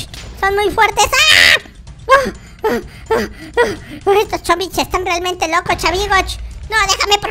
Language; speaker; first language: Spanish; native; Spanish